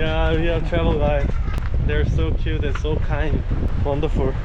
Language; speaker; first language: English; non-native, learner; Korean